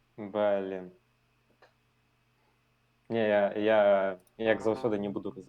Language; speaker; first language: Belarusian; non-native, local second language; Russian